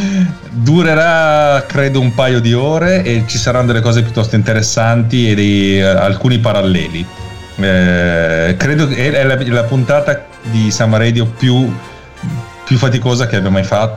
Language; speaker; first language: Italian; native; Italian